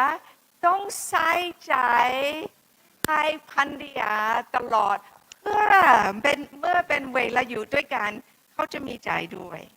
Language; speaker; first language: Thai; non-native, fluent; English